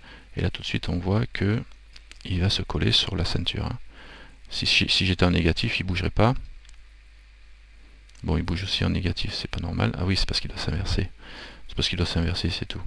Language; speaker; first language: French; native; French